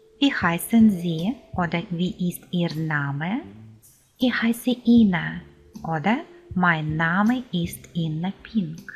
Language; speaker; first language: German; non-native, fluent; Ukrainian